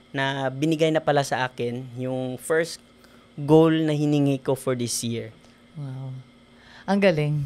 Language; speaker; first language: Filipino; non-native, local second language; Hiligaynon